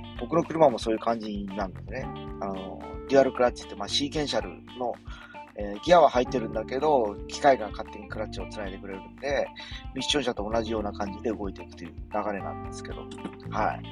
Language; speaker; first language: Japanese; native; Japanese